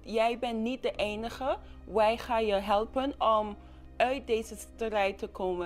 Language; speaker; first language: Dutch; non-native, local second language; English